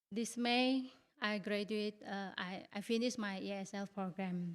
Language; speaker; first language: English; non-native, learner; Indonesian